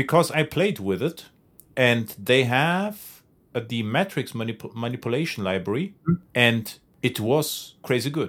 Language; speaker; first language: English; non-native, fluent; German